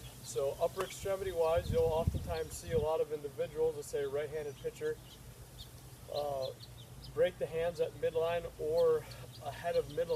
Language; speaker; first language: English; native; English